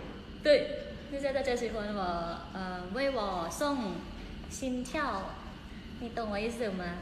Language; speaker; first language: Chinese; non-native, learner; Thai